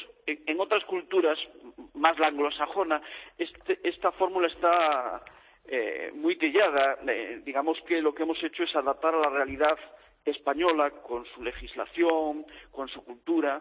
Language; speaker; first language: Spanish; native; Spanish